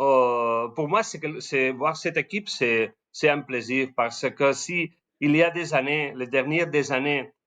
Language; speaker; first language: French; non-native, learner; Spanish